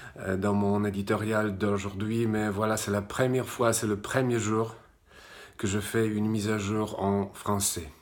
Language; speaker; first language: French; non-native, fluent; Polish